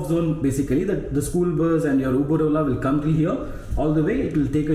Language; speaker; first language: English; non-native, local second language; Hindi